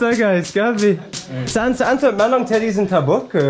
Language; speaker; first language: Filipino; non-native, learner; English